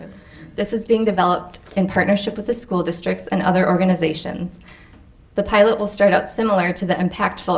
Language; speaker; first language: English; native; English